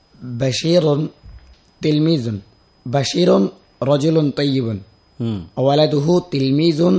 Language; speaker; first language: Arabic; non-native, learner; Bangla